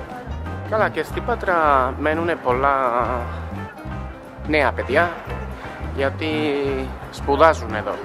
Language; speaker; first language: Greek; non-native, learner; Spanish